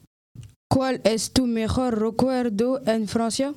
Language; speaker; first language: Spanish; non-native, learner; French